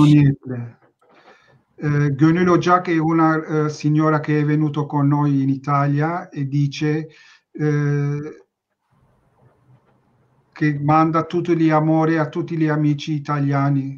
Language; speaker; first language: Italian; non-native, learner; Turkish